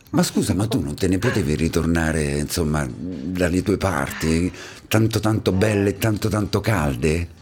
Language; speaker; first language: Italian; native; Italian